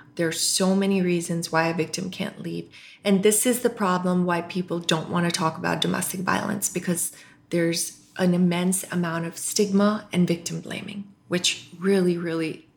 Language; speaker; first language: English; non-native, local second language; Urdu